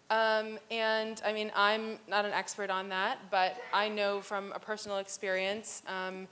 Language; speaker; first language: English; native; English